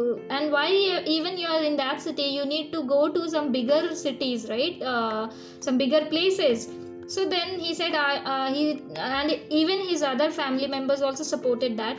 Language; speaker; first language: English; non-native, local second language; Bangla